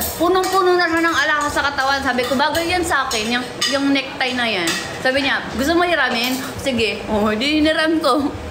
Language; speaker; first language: Filipino; non-native, local second language; Waray